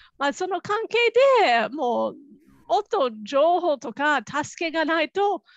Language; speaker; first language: Japanese; non-native, fluent; English